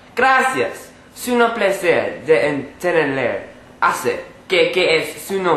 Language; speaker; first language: Spanish; non-native, learner; English